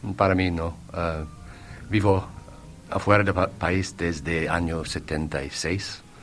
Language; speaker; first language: Spanish; non-native, fluent; English